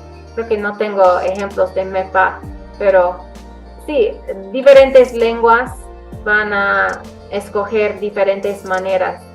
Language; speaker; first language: Spanish; non-native, fluent; English